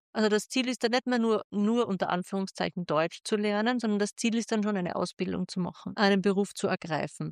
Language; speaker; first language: German; native; German